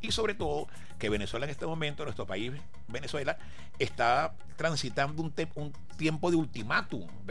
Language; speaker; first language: Spanish; native; Spanish